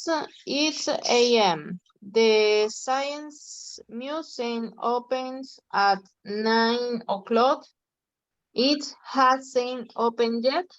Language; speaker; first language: English; non-native, learner; Spanish